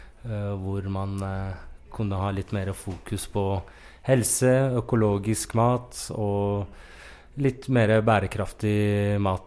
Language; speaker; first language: Norwegian; non-native, fluent; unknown